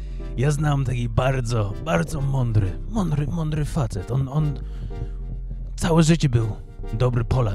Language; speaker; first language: Polish; early bilingual, heritage; English